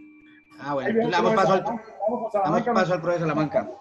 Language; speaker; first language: Spanish; native; Spanish